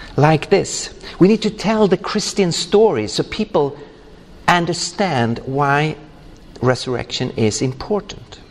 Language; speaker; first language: English; non-native, fluent; Swedish